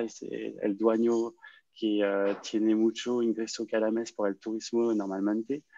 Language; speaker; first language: Spanish; non-native, learner; French